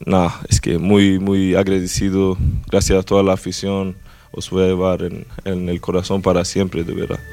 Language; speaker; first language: Spanish; non-native, fluent; Swedish